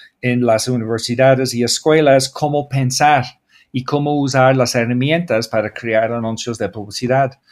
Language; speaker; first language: Spanish; non-native, learner; English